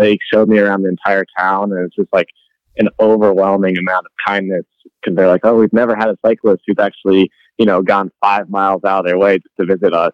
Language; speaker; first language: English; native; English